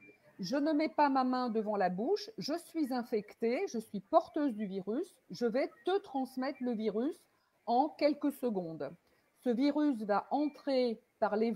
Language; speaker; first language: French; native; French